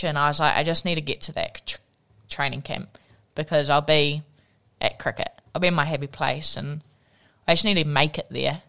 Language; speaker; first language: English; native; English